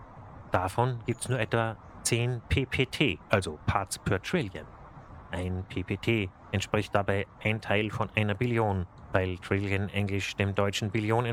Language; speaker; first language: German; native; German